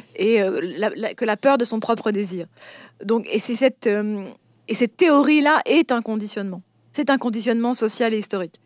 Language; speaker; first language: French; native; French